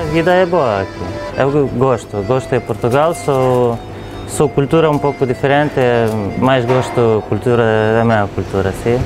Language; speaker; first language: Portuguese; non-native, learner; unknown